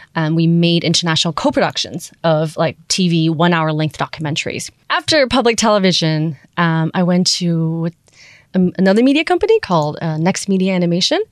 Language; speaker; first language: English; early bilingual, other home language; Chinese